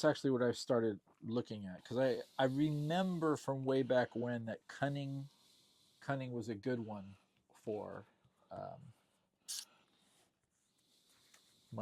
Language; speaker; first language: English; native; English